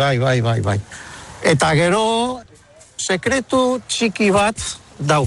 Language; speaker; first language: Basque; non-native, fluent; Spanish